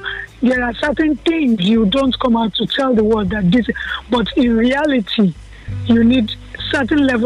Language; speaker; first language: English; non-native, local second language; Yoruba